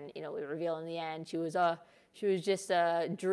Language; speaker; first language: English; early bilingual, other home language; Hindi